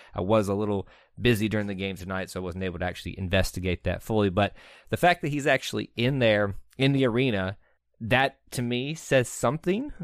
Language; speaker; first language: English; native; English